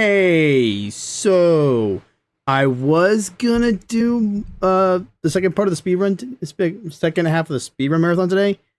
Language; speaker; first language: English; native; English